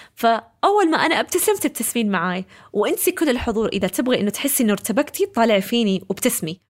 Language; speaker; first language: Arabic; early bilingual, heritage; Arabic